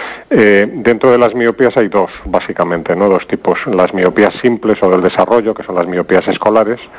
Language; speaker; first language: Spanish; native; Spanish